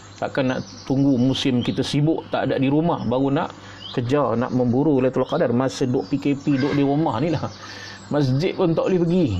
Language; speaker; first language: Malay; native; Malay